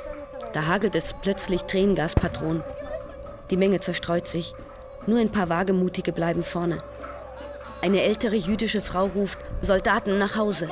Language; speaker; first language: German; native; German